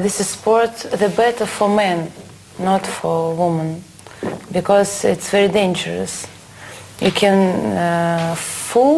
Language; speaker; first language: English; non-native, learner; Russian